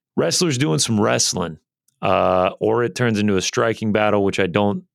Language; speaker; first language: English; native; English